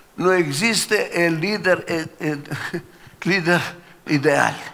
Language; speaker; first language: Spanish; non-native, learner; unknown